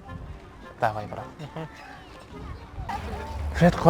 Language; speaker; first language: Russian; non-native, local second language; Kazakh